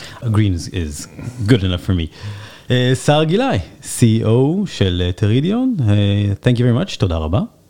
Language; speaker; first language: English; non-native, fluent; Hebrew